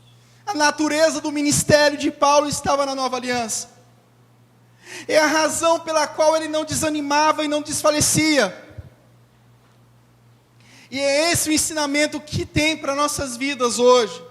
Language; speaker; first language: Portuguese; native; Portuguese